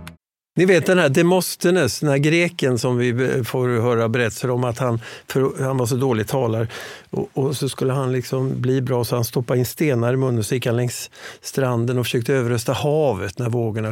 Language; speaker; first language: Swedish; native; Swedish